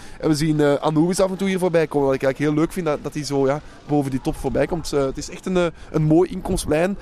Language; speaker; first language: Dutch; native; Dutch